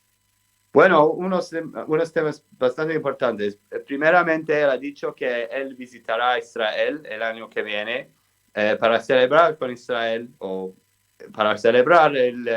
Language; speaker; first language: Spanish; non-native, fluent; English